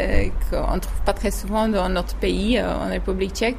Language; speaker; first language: French; non-native, fluent; Czech